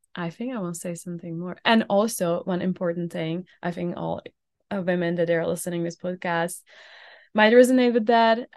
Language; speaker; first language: English; non-native, fluent; Czech